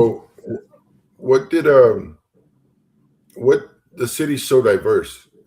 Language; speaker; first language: English; native; English